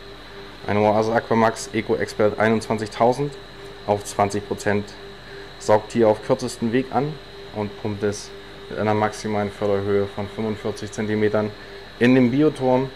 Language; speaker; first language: German; native; German